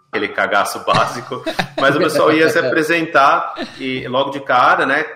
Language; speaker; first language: Portuguese; native; Portuguese